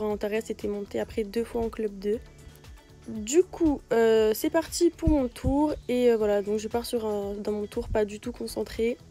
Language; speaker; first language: French; native; French